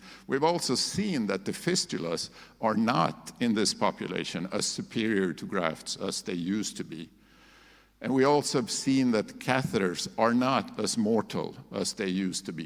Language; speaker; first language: English; non-native, fluent; Swedish